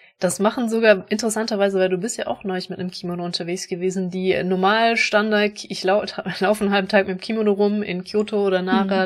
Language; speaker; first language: German; native; German